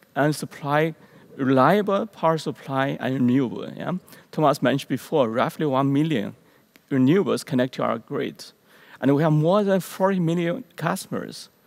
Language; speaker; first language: English; non-native, learner; Chinese